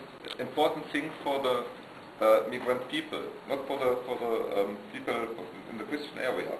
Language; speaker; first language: English; non-native, learner; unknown